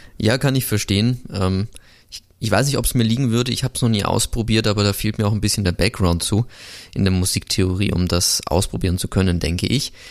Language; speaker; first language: German; native; German